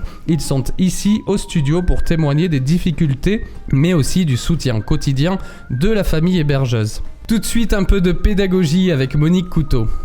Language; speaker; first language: French; native; French